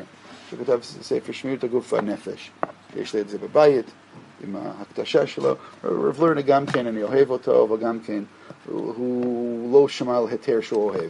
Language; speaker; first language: Hebrew; non-native, fluent; English